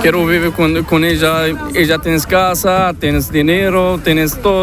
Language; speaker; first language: Spanish; non-native, learner; Arabic